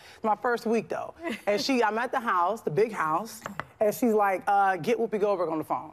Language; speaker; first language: English; native; English